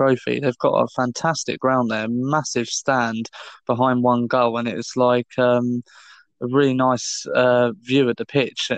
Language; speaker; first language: English; native; English